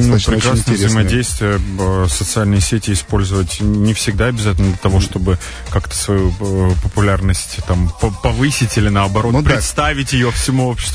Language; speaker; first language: Russian; native; Russian